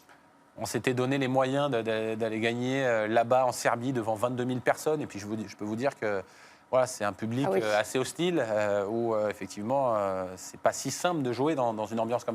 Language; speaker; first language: French; native; French